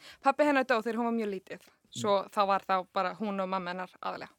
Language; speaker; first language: Icelandic; non-native, fluent; English